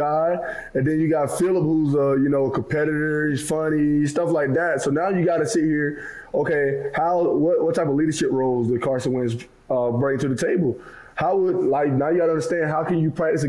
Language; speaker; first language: English; native; English